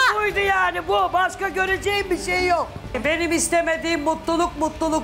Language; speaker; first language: Turkish; native; Turkish